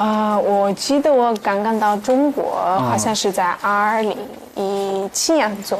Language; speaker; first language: Chinese; non-native, fluent; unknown